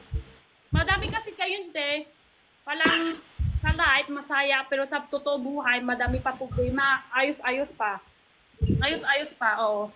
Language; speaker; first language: Filipino; non-native, learner; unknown